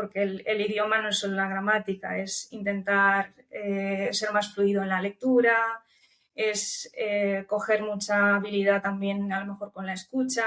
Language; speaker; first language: Spanish; early bilingual, other home language; Romanian